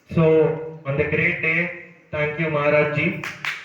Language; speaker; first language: English; non-native, local second language; Telugu